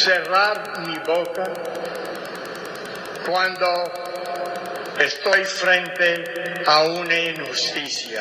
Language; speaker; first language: Spanish; non-native, fluent; English